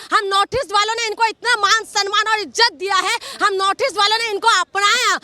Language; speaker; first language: Hindi; non-native, local second language; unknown